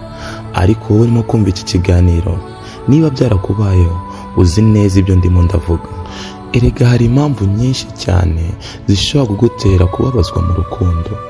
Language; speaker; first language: Kinyarwanda; native; Kinyarwanda